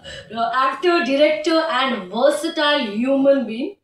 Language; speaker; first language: Tamil; non-native, learner; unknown